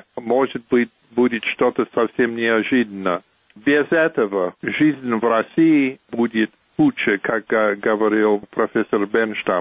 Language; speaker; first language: Russian; non-native, fluent; English